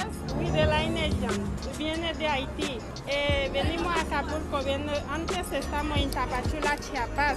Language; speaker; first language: Spanish; non-native, learner; Haitian Creole